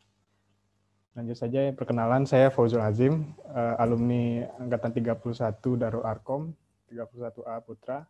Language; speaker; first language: Indonesian; native; Indonesian